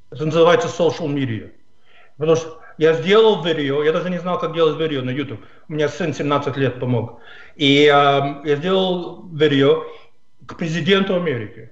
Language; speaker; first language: Russian; non-native, fluent; English